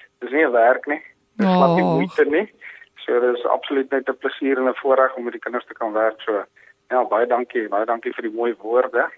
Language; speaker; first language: Afrikaans; native; Afrikaans